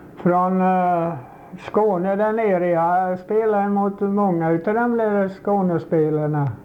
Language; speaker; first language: Swedish; native; Swedish